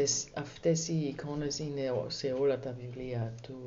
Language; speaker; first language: Greek; non-native, learner; German